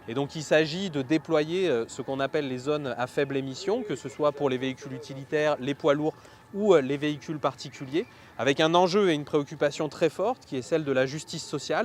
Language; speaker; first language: French; native; French